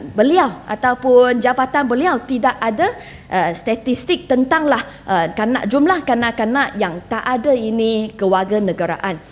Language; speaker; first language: Malay; non-native, local second language; Chinese